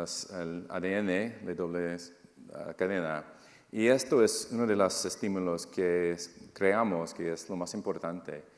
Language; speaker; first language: Spanish; non-native, fluent; English